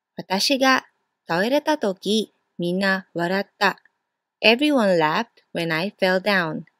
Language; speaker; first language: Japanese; non-native, fluent; Burmese